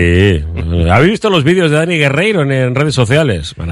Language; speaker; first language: Spanish; native; Spanish